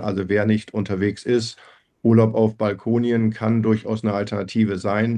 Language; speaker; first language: German; native; German